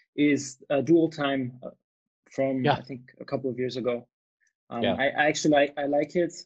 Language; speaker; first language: English; non-native, fluent; German